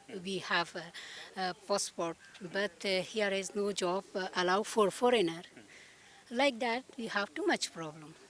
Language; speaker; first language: English; non-native, learner; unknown